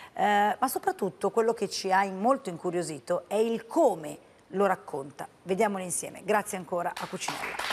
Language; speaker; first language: Italian; early bilingual, heritage; Italian